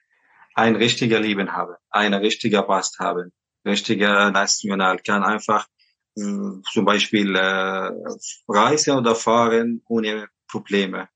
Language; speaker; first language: German; non-native, learner; Arabic